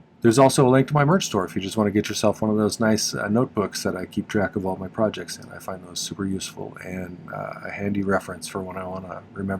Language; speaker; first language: English; native; English